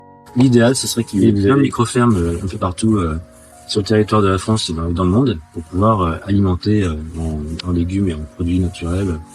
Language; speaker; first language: French; native; French